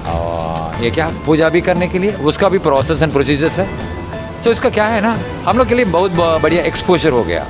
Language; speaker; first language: Hindi; non-native, local second language; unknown